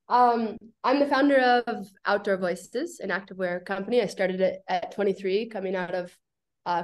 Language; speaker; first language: English; native; English